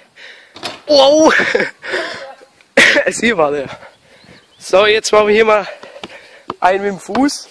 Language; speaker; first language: German; native; German